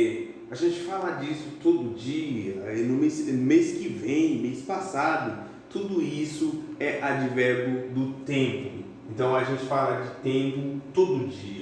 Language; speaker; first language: Portuguese; non-native, fluent; Haitian Creole